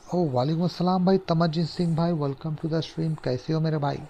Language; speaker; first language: Hindi; non-native, local second language; Urdu